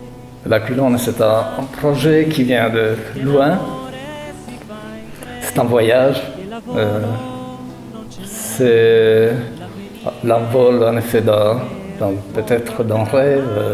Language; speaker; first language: French; non-native, fluent; Italian